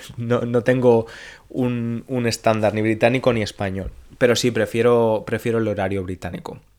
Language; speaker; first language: Spanish; native; Spanish